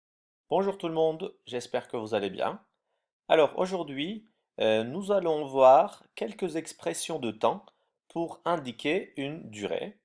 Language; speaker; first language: French; non-native, fluent; Turkish